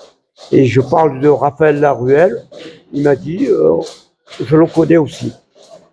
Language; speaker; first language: French; native; French